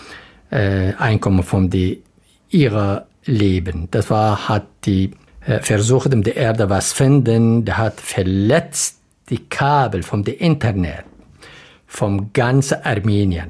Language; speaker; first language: German; non-native, learner; Arabic